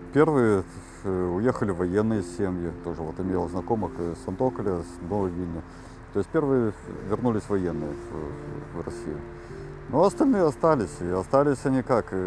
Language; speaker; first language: Russian; native; Russian